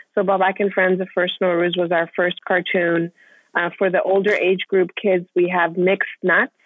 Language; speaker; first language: English; non-native, fluent; Persian